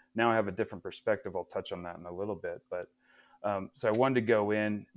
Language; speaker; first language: English; native; English